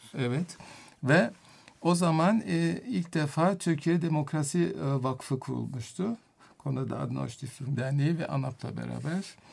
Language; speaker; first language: Turkish; non-native, fluent; German